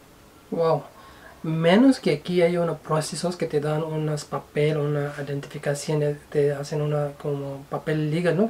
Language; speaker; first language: Spanish; non-native, fluent; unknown